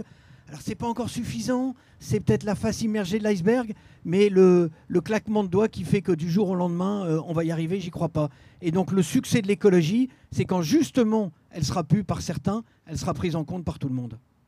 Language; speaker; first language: French; native; French